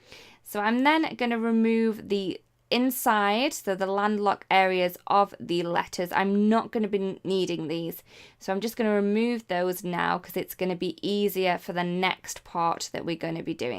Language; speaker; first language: English; native; English